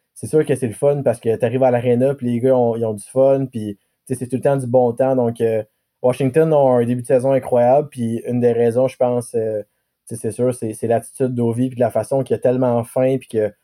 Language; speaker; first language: French; native; French